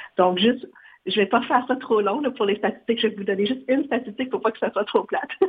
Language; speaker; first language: French; non-native, fluent; Vietnamese